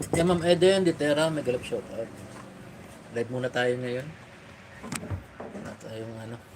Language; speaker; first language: Filipino; non-native, local second language; Bikol